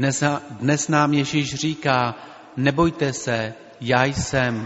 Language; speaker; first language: Czech; native; Czech